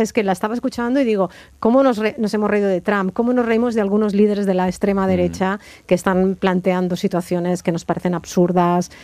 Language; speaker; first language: Spanish; native; Spanish